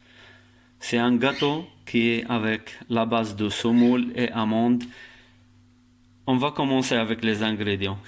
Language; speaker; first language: French; non-native, learner; Arabic